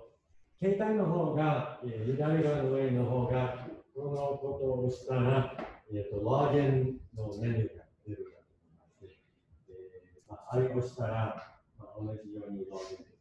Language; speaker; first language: Japanese; non-native, fluent; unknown